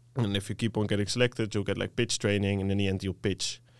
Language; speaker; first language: English; non-native, fluent; Dutch